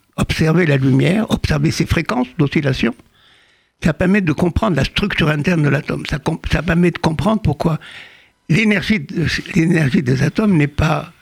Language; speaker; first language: French; native; French